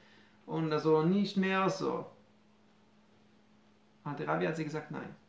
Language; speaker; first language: German; non-native, fluent; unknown